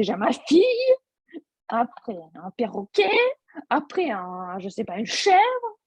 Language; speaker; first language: French; non-native, fluent; Russian